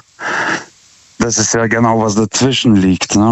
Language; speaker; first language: German; non-native, fluent; Lithuanian